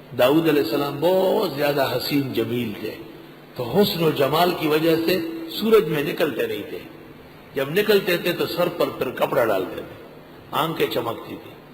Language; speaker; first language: Urdu; non-native, local second language; Pashto